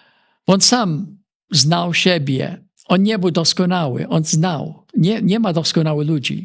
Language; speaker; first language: Polish; early bilingual, heritage; Polish